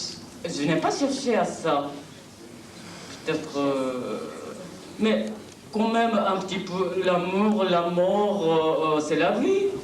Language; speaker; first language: French; non-native, fluent; Japanese